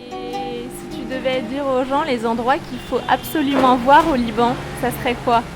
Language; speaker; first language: French; native; French